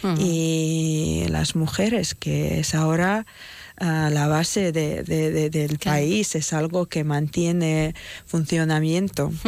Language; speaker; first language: Spanish; non-native, fluent; Ukrainian